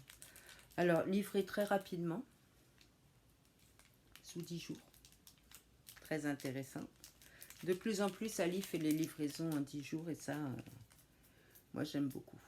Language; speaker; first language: French; native; French